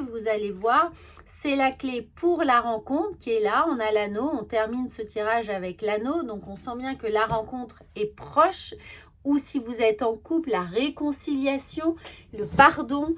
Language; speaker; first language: French; native; French